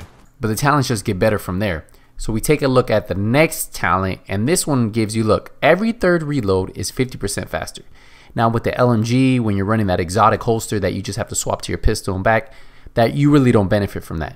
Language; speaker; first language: English; native; English